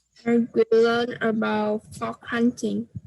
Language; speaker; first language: English; non-native, learner; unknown